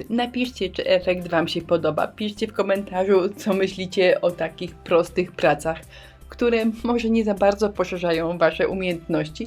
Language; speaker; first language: Polish; native; Polish